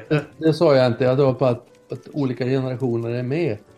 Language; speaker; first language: Swedish; native; Swedish